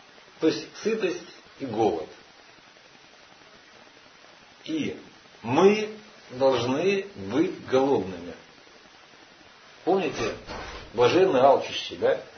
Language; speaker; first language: Russian; native; Russian